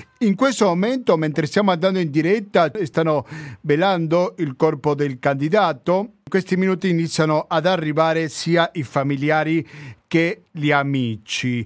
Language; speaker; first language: Italian; non-native, fluent; Spanish